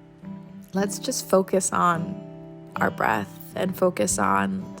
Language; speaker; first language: English; native; English